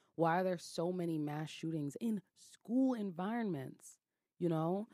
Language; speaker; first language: English; native; English